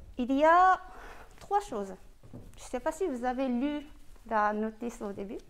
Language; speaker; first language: French; non-native, fluent; Japanese